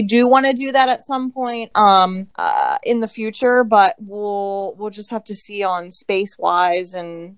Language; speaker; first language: English; native; English